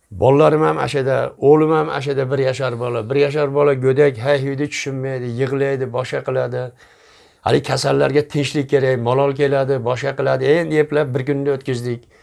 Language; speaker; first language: Uzbek; native; Uzbek